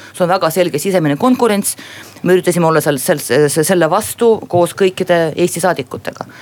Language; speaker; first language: Estonian; non-native, local second language; Russian